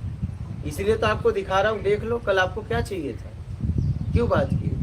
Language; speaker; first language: Hindi; native; Hindi